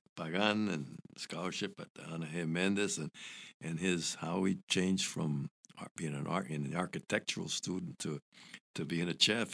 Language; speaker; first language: English; early bilingual, other home language; Spanish